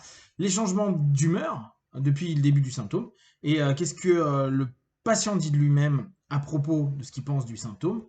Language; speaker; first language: French; native; French